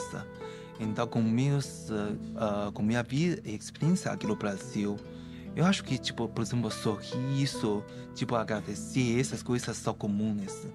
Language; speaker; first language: Portuguese; non-native, fluent; Chinese